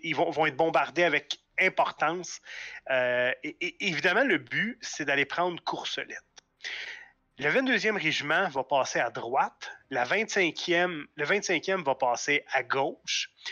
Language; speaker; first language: French; native; French